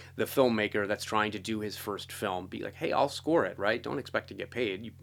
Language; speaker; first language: English; native; English